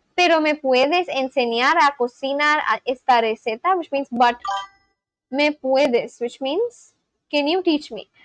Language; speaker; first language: Spanish; non-native, learner; English